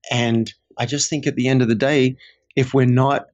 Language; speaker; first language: English; native; English